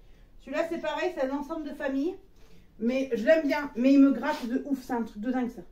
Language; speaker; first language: French; native; French